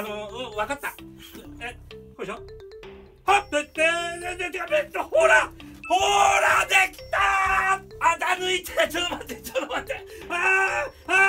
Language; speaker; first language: Japanese; native; Japanese